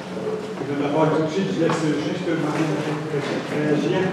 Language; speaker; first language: French; native; French